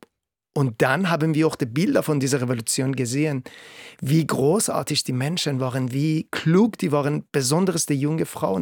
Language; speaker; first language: German; non-native, fluent; Persian